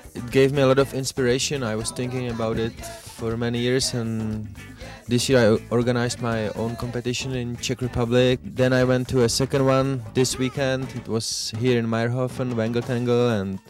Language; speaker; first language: English; non-native, fluent; Czech